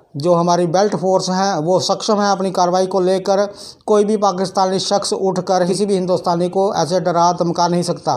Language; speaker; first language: Hindi; non-native, local second language; Dogri